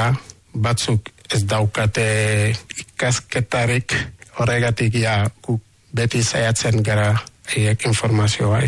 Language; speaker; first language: Basque; non-native, learner; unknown